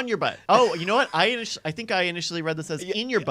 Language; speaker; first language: English; native; English